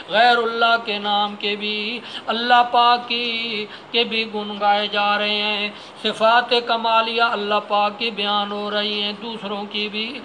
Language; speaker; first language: Urdu; non-native, local second language; Punjabi